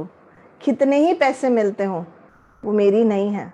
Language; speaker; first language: Hindi; native; Hindi